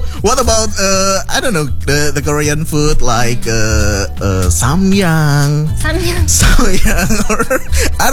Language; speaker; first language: English; non-native, fluent; Indonesian